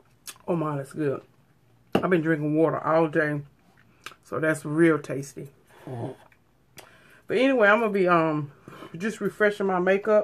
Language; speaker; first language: English; native; English